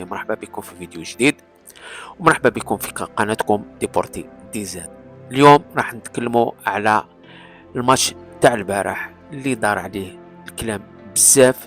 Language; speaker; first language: Arabic; non-native, local second language; Kabyle